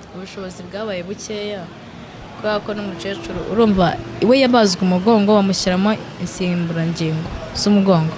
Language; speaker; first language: Kinyarwanda; native; Kinyarwanda